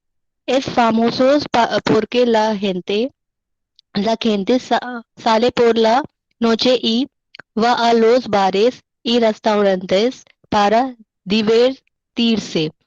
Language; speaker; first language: Spanish; non-native, learner; Hindi